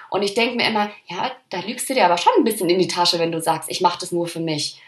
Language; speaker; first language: German; early bilingual, other home language; Polish